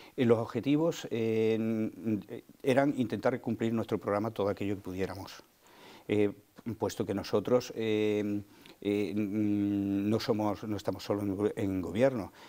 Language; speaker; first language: Spanish; native; Spanish